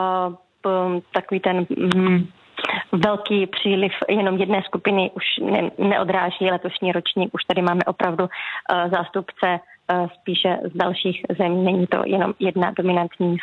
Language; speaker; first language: Czech; native; Czech